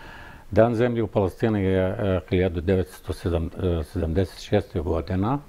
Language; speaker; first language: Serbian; non-native, fluent; Arabic